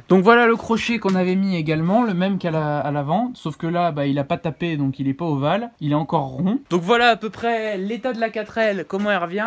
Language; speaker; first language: French; native; French